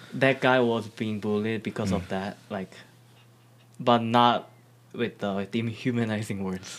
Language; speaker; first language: English; non-native, fluent; Korean